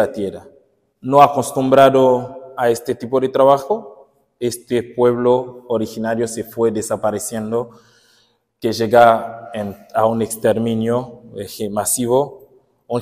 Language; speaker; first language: Spanish; non-native, fluent; Haitian Creole